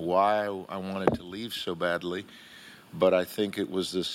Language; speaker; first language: English; early bilingual, other home language; Spanish